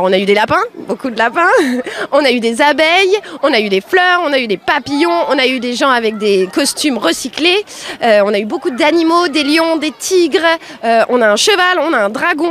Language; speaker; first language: French; native; French